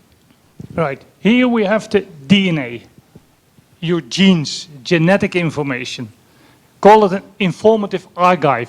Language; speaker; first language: English; non-native, fluent; Dutch